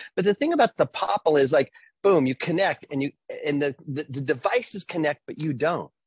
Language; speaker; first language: English; native; English